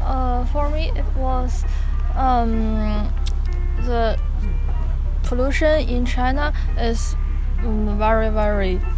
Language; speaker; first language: English; non-native, learner; Chinese